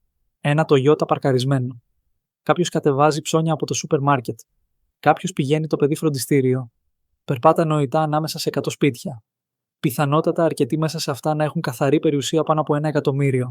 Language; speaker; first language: Greek; native; Greek